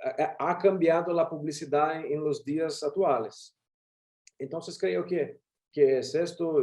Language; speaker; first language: Spanish; non-native, learner; Portuguese